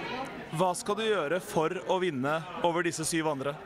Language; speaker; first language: Norwegian; native; Norwegian